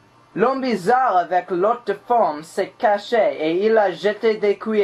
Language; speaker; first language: French; non-native, learner; English